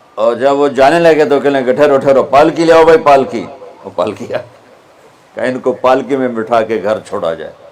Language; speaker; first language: Urdu; non-native, local second language; Punjabi